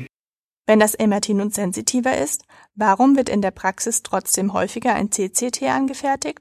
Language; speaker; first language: German; native; German